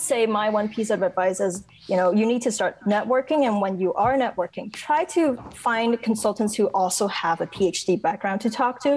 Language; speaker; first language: English; non-native, local second language; Cantonese